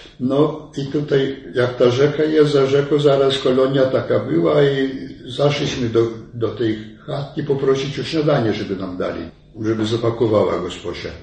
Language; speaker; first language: Polish; native; Polish